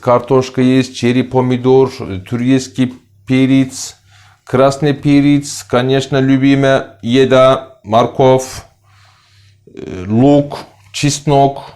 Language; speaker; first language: Russian; non-native, learner; Turkish